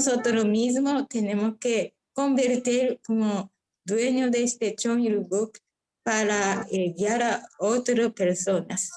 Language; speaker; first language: Spanish; non-native, fluent; Japanese